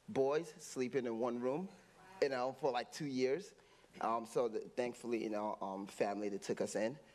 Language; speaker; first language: English; non-native, local second language; Igbo